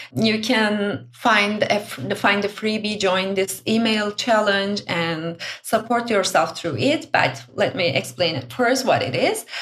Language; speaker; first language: English; non-native, fluent; Turkish